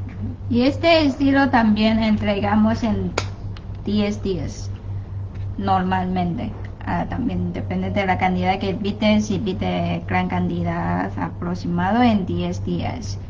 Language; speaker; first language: Spanish; non-native, fluent; Chinese